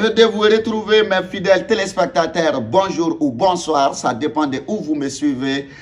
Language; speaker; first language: French; non-native, local second language; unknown